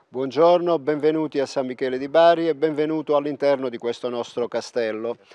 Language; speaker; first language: Italian; native; Italian